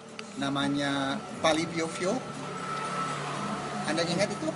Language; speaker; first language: Indonesian; non-native, learner; English